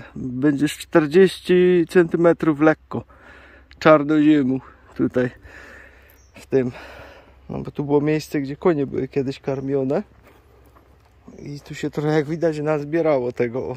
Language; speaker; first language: Polish; native; Polish